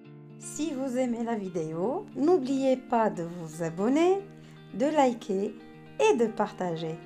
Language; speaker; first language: French; non-native, local second language; Arabic